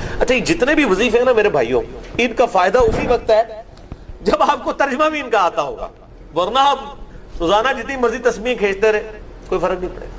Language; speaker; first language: Urdu; non-native, local second language; Punjabi